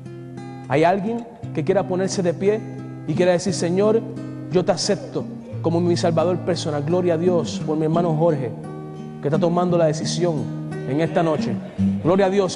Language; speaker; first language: Spanish; native; Spanish